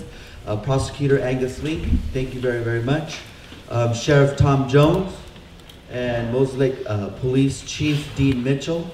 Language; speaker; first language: English; native; English